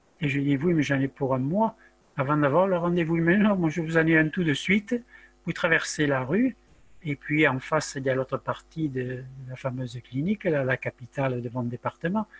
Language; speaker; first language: French; native; French